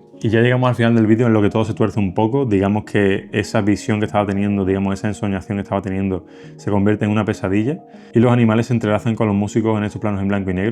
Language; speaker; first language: Spanish; native; Spanish